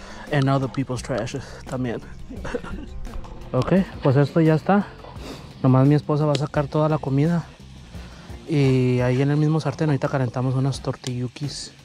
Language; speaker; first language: Spanish; native; Spanish